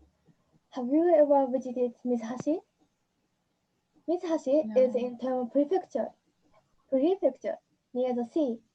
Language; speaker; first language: English; non-native, learner; Japanese